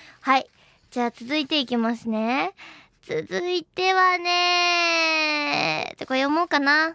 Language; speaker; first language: Japanese; native; Japanese